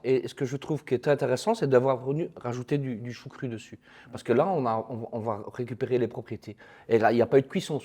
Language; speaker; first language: French; native; French